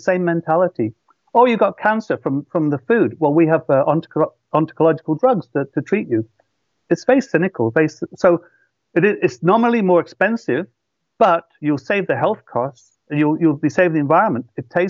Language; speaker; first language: English; native; English